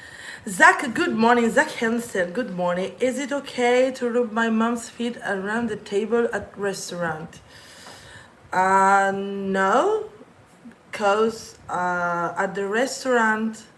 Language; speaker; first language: English; non-native, fluent; Italian